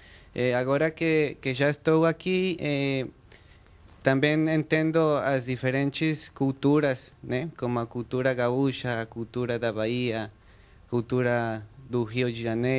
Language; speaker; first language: Portuguese; non-native, learner; Spanish